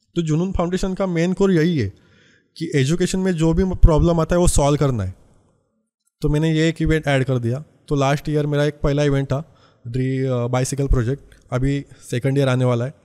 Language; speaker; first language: Hindi; non-native, local second language; Marathi